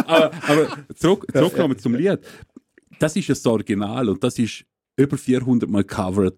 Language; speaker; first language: German; native; German